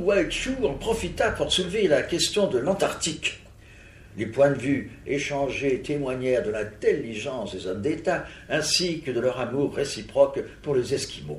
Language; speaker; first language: French; native; French